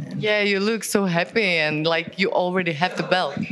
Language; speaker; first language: English; non-native, learner; Czech